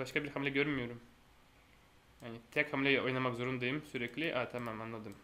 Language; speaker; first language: Turkish; non-native, fluent; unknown